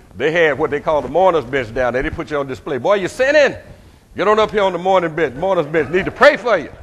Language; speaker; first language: English; native; English